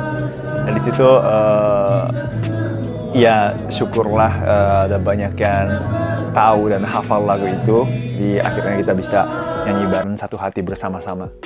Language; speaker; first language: Indonesian; non-native, fluent; Japanese